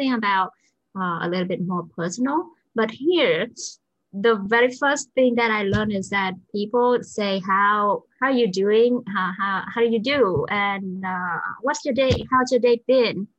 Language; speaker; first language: English; non-native, fluent; Vietnamese